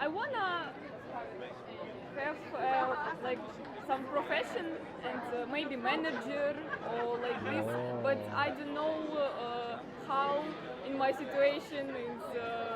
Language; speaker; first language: English; non-native, learner; Ukrainian